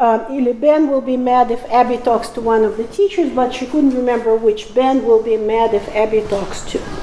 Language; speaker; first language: English; non-native, fluent; Russian